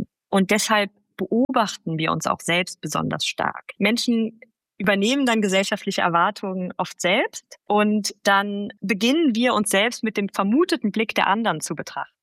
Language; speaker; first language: German; native; German